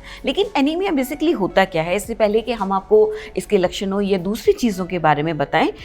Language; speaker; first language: Hindi; native; Hindi